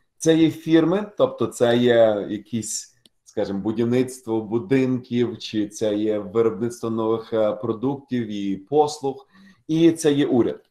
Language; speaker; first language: Ukrainian; native; Ukrainian